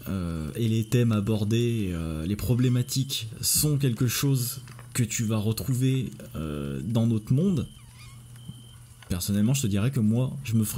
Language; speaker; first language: French; native; French